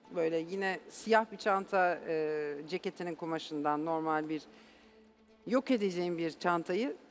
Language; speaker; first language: Turkish; native; Turkish